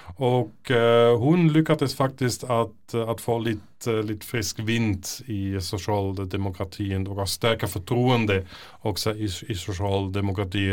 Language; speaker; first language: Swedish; non-native, learner; German